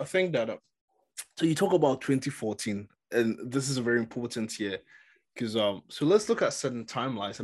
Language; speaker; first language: English; non-native, local second language; Akan